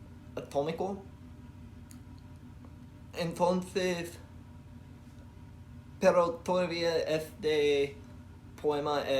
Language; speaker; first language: Spanish; non-native, learner; English